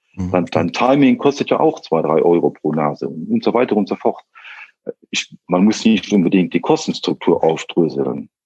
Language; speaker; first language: German; non-native, local second language; Luxembourgish